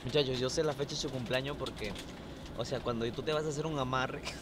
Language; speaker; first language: Spanish; native; Spanish